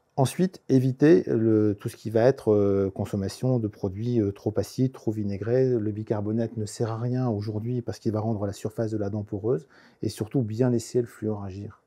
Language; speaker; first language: French; native; French